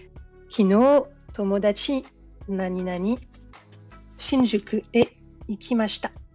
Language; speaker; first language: Japanese; non-native, learner; French